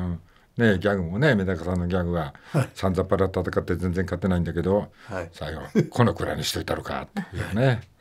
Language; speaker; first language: Japanese; native; Japanese